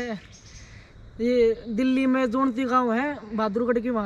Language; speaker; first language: Hindi; native; Hindi